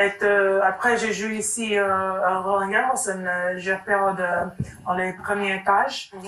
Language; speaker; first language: French; non-native, learner; English